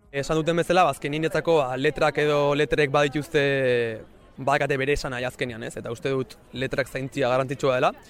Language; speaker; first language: Basque; native; Basque